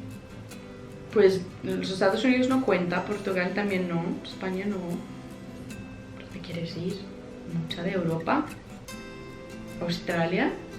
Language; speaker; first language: Spanish; non-native, fluent; English